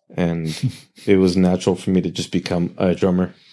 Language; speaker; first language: English; native; English